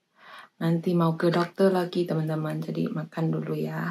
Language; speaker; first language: Indonesian; non-native, fluent; Thai